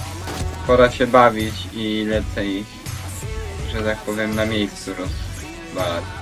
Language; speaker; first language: Polish; native; Polish